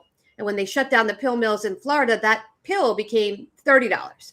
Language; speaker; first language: English; native; English